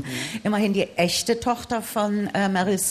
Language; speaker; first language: German; native; German